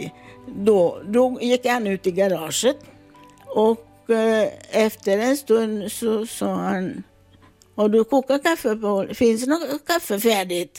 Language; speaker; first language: Swedish; non-native, fluent; Italian